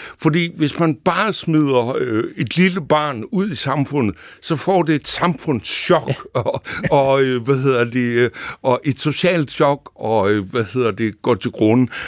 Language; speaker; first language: Danish; native; Danish